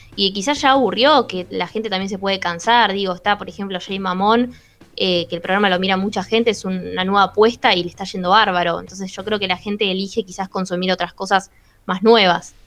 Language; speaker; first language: Spanish; native; Spanish